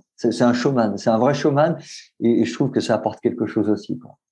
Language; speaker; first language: French; native; French